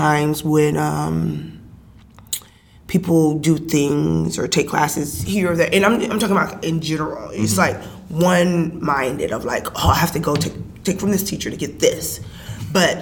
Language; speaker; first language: English; native; English